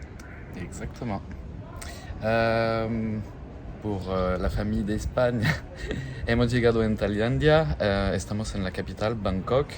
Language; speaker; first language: Spanish; non-native, learner; French